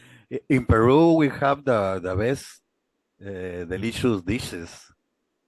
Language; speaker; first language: English; non-native, learner; Spanish